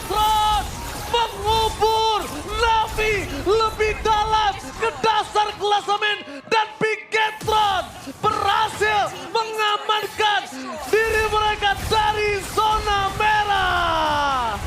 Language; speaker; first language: Indonesian; native; Indonesian